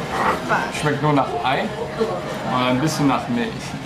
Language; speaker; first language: German; native; German